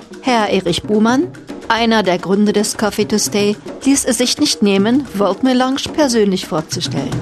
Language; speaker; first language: German; native; German